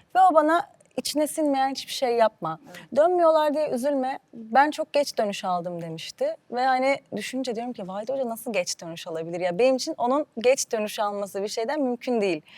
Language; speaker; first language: Turkish; early bilingual, heritage; Turkish